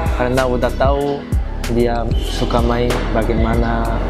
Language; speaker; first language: Indonesian; non-native, learner; Korean